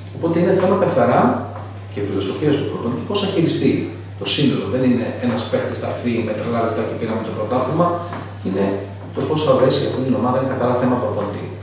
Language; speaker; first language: Greek; native; Greek